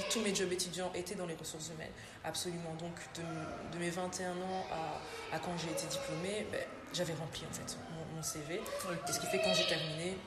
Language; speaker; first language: French; native; French